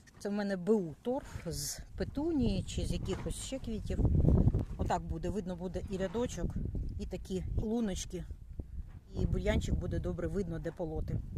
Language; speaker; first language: Ukrainian; native; Ukrainian